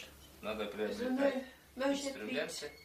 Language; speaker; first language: Russian; non-native, local second language; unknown